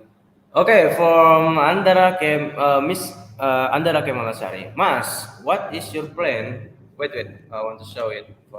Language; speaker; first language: English; non-native, learner; Indonesian